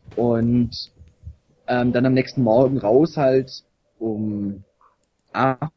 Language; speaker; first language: German; native; German